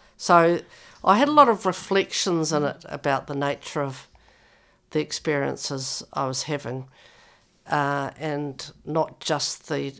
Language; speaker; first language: English; native; English